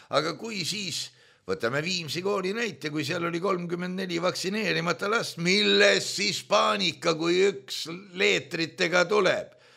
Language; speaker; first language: Estonian; native; Estonian